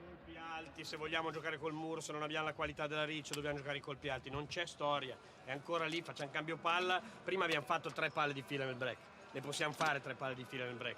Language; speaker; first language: Italian; native; Italian